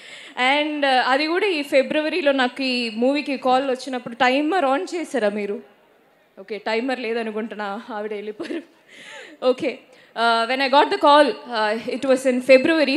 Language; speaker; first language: Telugu; non-native, fluent; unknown